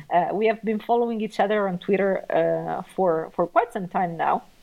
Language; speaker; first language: English; non-native, fluent; Italian